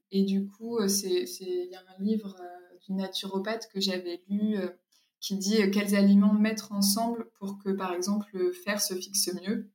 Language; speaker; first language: French; native; French